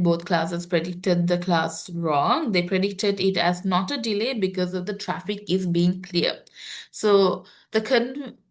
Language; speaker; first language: English; non-native, local second language; Sinhala